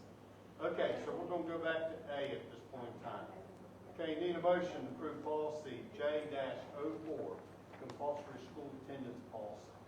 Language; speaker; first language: English; native; English